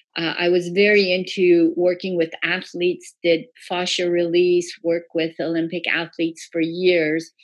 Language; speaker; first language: English; early bilingual, other home language; Persian